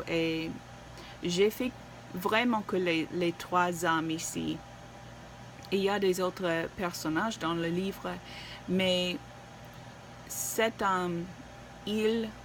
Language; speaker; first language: French; non-native, learner; English